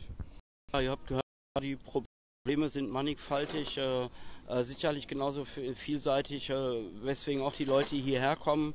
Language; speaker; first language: German; native; German